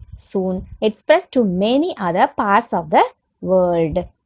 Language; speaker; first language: English; non-native, local second language; Tamil